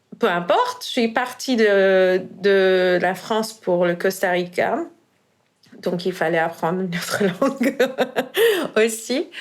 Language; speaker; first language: French; non-native, fluent; Persian